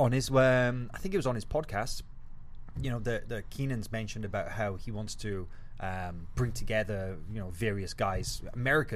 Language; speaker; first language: English; native; English